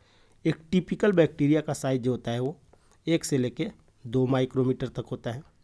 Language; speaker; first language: Hindi; native; Hindi